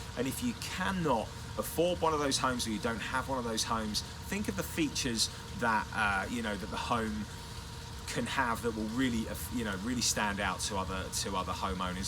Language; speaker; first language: English; native; English